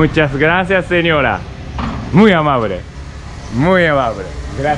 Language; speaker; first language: Spanish; non-native, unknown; Japanese